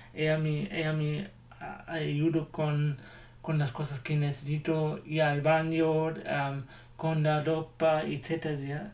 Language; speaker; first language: Spanish; non-native, learner; German